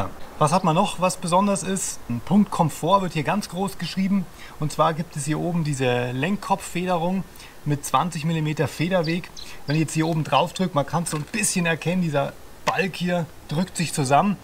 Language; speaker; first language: German; native; German